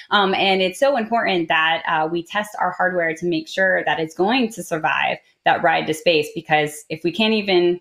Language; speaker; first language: English; native; English